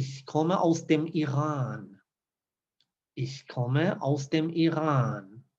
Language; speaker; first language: German; non-native, learner; Persian